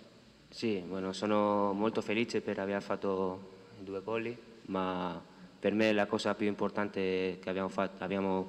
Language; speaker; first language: Italian; non-native, fluent; Spanish